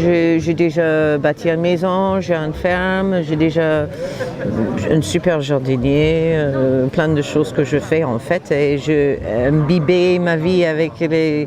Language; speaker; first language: French; non-native, fluent; English